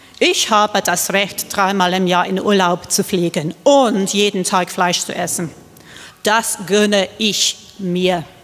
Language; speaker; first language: German; non-native, fluent; English